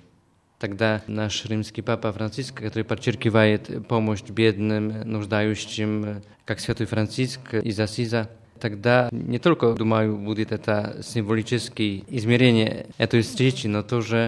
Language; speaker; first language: Russian; non-native, fluent; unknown